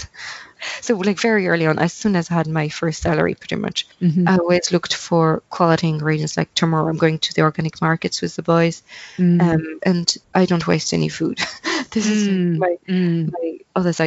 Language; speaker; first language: English; non-native, fluent; French